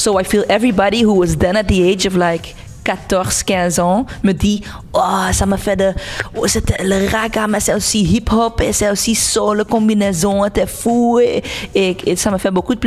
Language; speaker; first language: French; non-native, local second language; Dutch